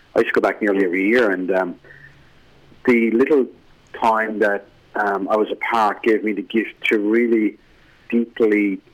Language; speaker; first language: English; native; English